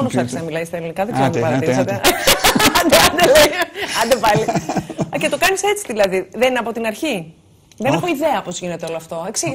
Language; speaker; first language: Greek; native; Greek